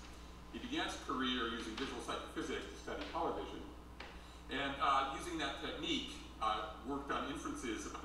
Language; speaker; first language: English; native; English